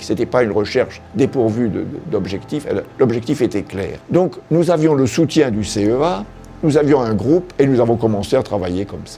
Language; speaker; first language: French; native; French